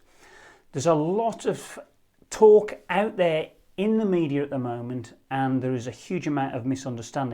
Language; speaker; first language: English; native; English